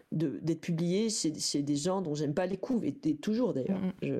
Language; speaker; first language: French; native; French